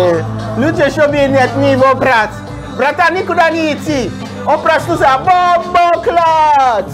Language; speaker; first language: Russian; non-native, learner; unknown